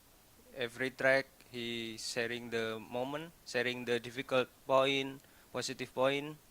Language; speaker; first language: English; non-native, learner; Indonesian